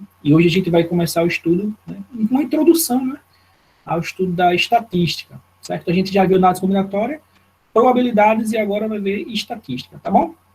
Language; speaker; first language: Portuguese; native; Portuguese